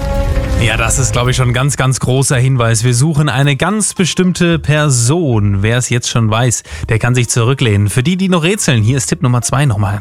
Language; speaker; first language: German; native; German